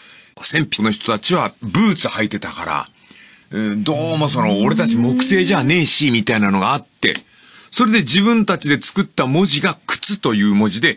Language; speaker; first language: Japanese; native; Japanese